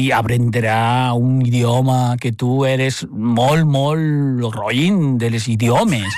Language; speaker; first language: Catalan; non-native, fluent; Chinese